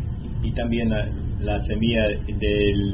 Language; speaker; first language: Spanish; non-native, learner; English